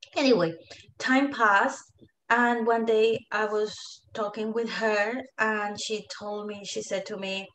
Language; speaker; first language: English; non-native, fluent; Spanish